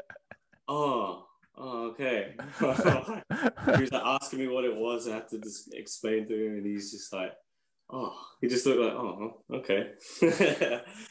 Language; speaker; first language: English; native; English